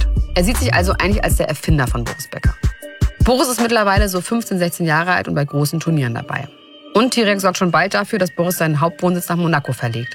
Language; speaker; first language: German; native; German